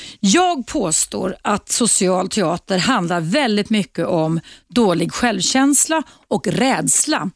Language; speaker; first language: Swedish; native; Swedish